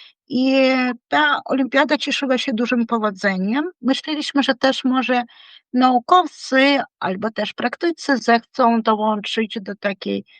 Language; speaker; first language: Polish; non-native, fluent; Ukrainian